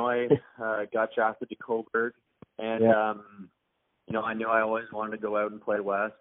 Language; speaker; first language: English; native; English